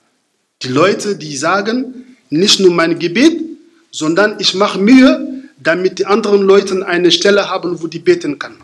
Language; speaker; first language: German; non-native, fluent; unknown